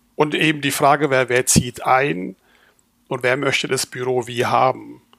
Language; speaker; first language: German; native; German